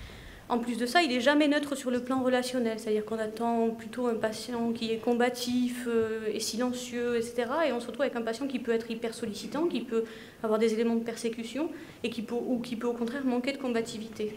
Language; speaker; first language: French; native; French